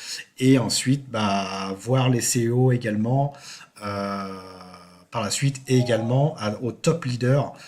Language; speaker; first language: French; native; French